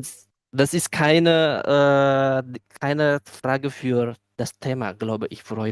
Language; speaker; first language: German; non-native, fluent; Indonesian